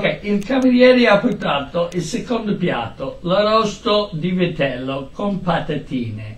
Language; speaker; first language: Italian; non-native, learner; English